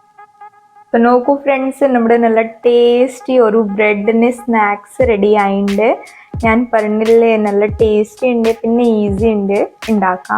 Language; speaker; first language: Malayalam; non-native, local second language; Hindi